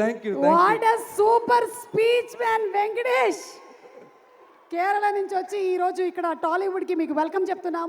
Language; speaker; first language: Telugu; native; Telugu